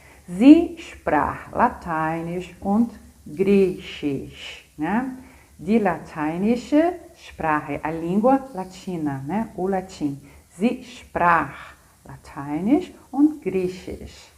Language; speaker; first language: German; non-native, fluent; Portuguese